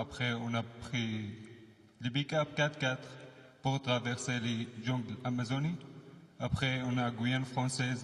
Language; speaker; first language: French; non-native, learner; Arabic